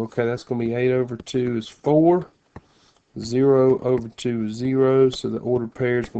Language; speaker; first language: English; native; English